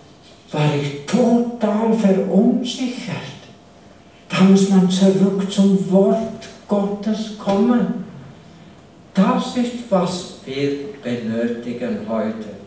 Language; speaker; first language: German; non-native, fluent; English